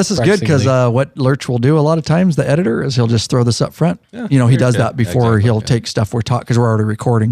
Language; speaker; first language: English; native; English